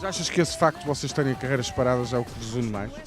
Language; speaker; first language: Portuguese; native; Portuguese